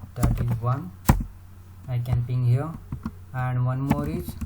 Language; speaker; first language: English; non-native, local second language; Kannada